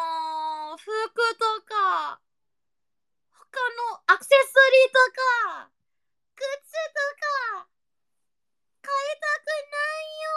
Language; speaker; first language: Japanese; non-native, learner; Indonesian